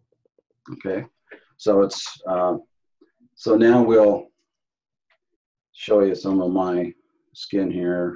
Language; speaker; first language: English; native; English